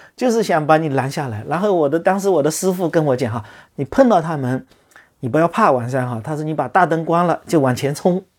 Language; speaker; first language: Chinese; native; Chinese